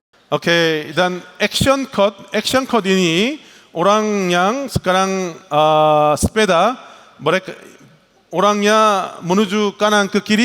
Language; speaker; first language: Indonesian; non-native, learner; Korean